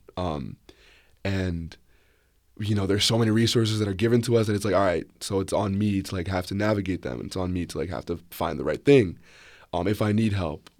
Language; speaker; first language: English; native; English